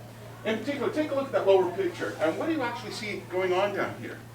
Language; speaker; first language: English; native; English